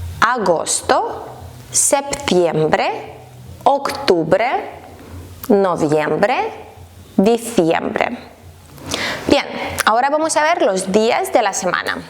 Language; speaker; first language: Spanish; non-native, fluent; Ukrainian